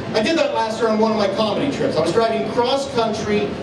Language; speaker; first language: English; native; English